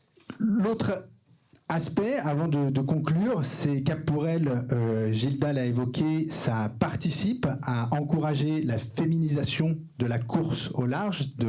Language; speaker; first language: French; native; French